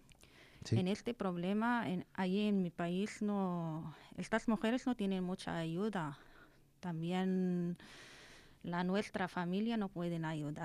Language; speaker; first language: Spanish; non-native, learner; Arabic